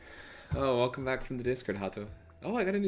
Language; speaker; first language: English; native; English